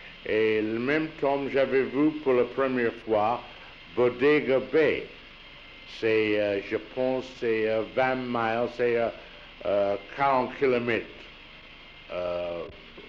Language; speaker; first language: French; non-native, learner; English